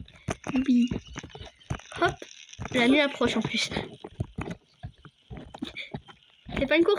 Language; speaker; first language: French; native; French